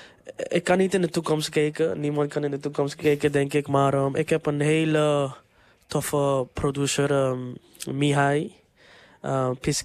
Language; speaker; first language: Dutch; non-native, local second language; English